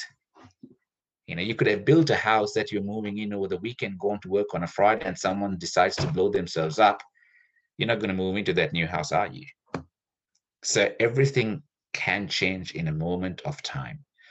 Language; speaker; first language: English; non-native, local second language; Sinhala